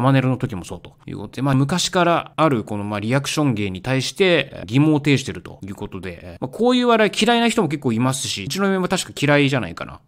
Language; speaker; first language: Japanese; native; Japanese